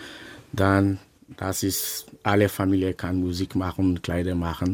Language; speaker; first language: German; non-native, learner; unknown